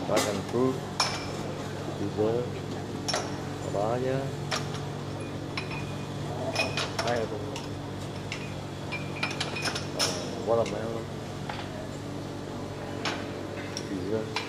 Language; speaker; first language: English; non-native, fluent; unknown